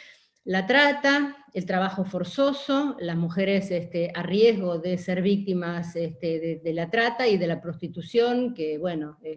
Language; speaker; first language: Spanish; native; Spanish